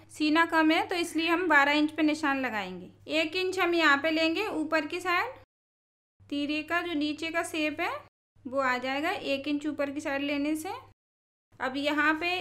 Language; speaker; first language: Hindi; native; Hindi